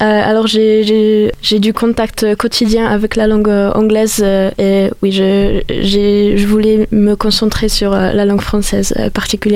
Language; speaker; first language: French; non-native, fluent; Polish